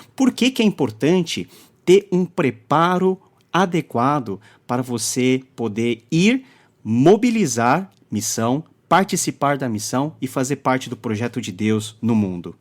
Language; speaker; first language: Portuguese; early bilingual, other home language; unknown